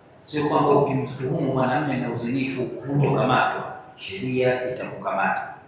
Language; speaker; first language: Swahili; native; Swahili